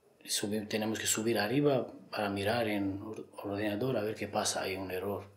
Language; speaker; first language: Spanish; non-native, learner; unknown